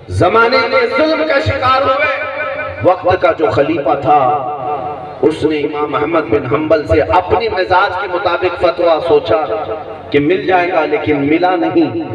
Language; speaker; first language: Urdu; native; Urdu